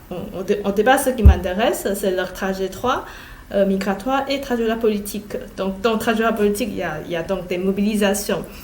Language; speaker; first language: French; non-native, fluent; Chinese